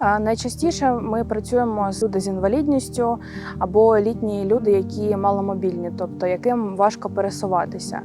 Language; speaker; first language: Ukrainian; native; Ukrainian